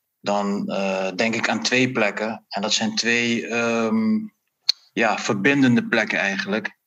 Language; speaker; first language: Dutch; native; Dutch